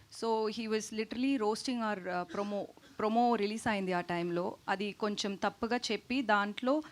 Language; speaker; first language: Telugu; non-native, learner; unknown